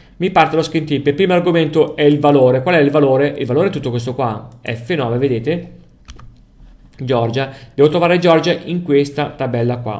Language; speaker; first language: Italian; native; Italian